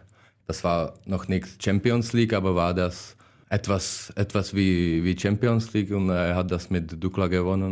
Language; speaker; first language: German; non-native, learner; Czech